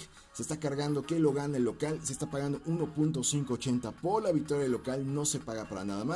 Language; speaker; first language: Spanish; native; Spanish